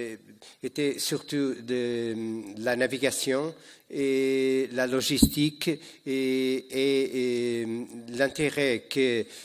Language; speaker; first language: French; non-native, fluent; Portuguese